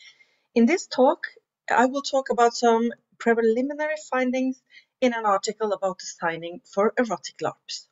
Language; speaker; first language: English; non-native, fluent; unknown